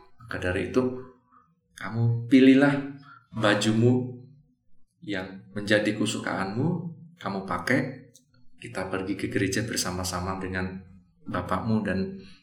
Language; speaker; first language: Indonesian; native; Indonesian